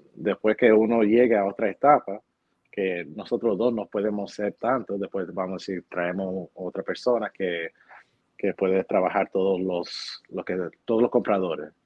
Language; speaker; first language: Spanish; early bilingual, heritage; Spanish